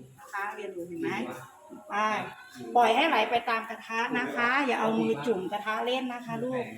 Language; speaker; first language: Thai; native; Thai